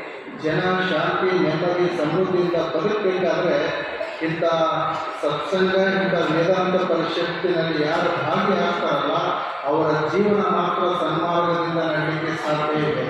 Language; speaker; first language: Kannada; native; Kannada